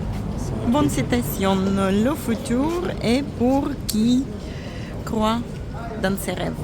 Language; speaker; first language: French; non-native, fluent; Russian